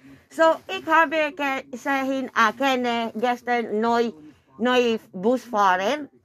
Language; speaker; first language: German; non-native, learner; Filipino